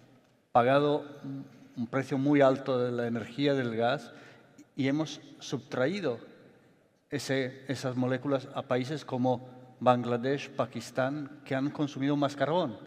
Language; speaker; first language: Spanish; non-native, fluent; Italian